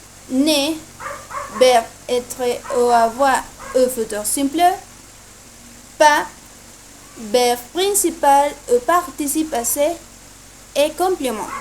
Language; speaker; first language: French; non-native, learner; Spanish